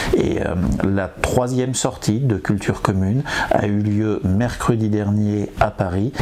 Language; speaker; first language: French; native; French